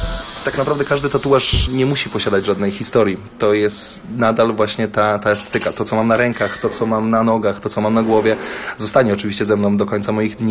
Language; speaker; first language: Polish; native; Polish